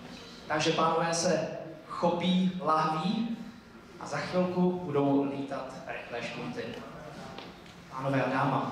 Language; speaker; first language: Czech; native; Czech